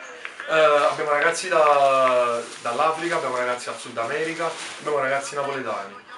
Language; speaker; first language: Italian; native; Italian